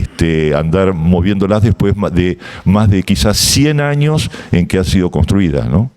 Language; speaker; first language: Spanish; native; Spanish